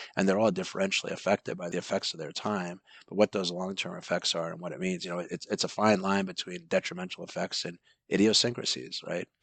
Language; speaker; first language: English; native; English